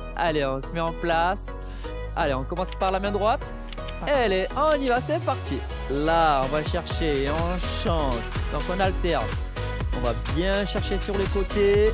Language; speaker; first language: French; native; French